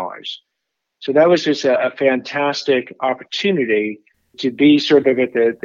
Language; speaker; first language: English; native; English